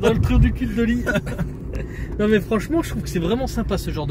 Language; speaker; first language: French; native; French